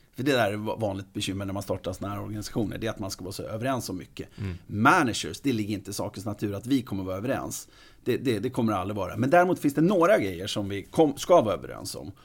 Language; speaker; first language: Swedish; native; Swedish